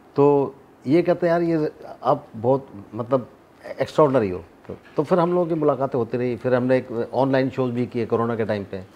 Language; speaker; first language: Hindi; native; Hindi